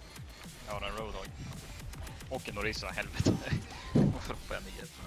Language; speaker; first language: Swedish; native; Swedish